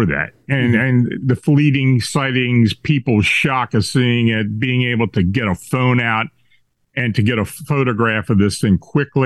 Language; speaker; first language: English; native; English